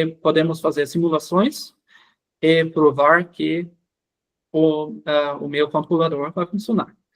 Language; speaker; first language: Portuguese; non-native, fluent; German